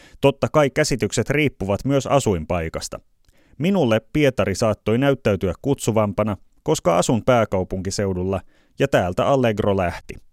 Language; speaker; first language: Finnish; native; Finnish